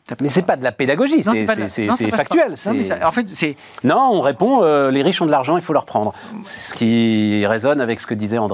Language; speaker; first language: French; native; French